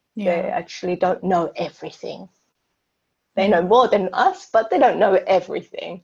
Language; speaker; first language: English; native; English